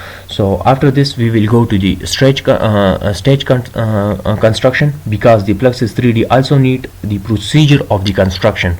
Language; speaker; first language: English; non-native, local second language; Urdu